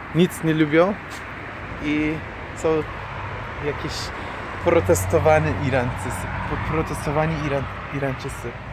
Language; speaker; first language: Polish; non-native, learner; Persian